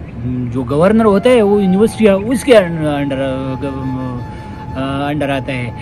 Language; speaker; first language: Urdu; non-native, local second language; Pashto